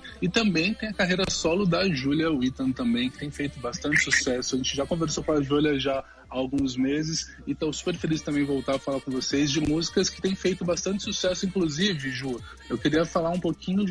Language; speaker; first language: Portuguese; native; Portuguese